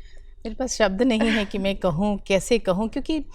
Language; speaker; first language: Hindi; native; Hindi